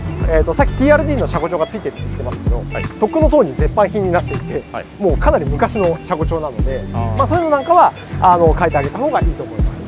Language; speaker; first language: Japanese; native; Japanese